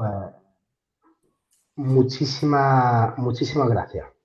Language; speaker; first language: Spanish; native; Spanish